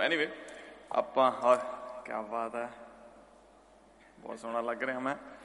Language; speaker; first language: Punjabi; native; Punjabi